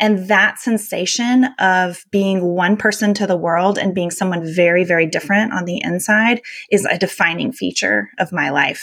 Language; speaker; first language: English; native; English